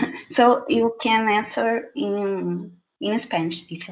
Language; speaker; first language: English; non-native, fluent; Portuguese